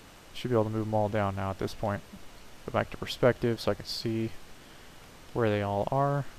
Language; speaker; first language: English; native; English